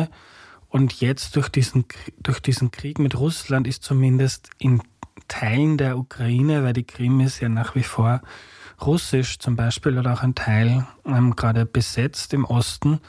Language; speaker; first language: German; native; German